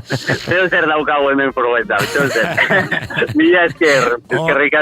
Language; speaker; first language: Basque; non-native, local second language; Spanish